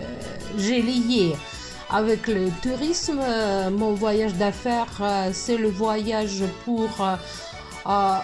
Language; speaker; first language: French; non-native, fluent; Russian